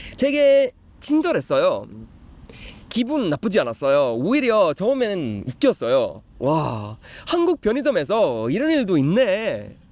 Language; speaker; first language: Korean; non-native, fluent; Swedish